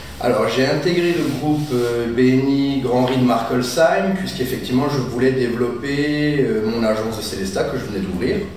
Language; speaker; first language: French; native; French